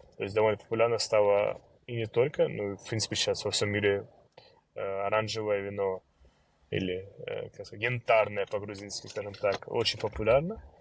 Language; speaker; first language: Russian; early bilingual, other home language; Georgian